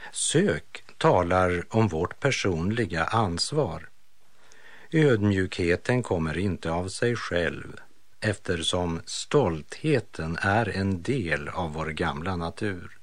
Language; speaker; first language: Swedish; native; Swedish